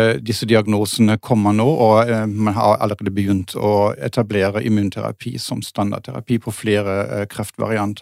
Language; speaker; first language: Norwegian; non-native, fluent; German